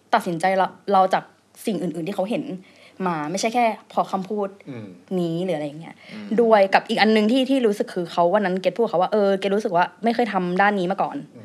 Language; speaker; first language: Thai; native; Thai